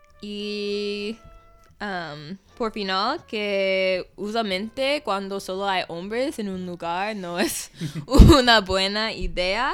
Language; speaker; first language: Spanish; non-native, fluent; English